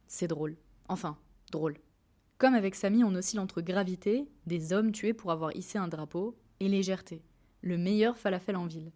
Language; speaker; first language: French; native; French